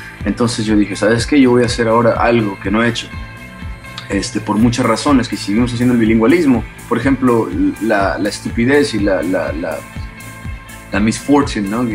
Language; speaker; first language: Spanish; early bilingual, other home language; English